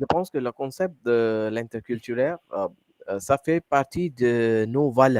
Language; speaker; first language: French; non-native, fluent; Hindi